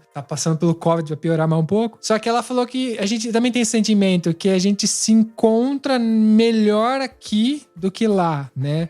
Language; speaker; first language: Portuguese; native; Portuguese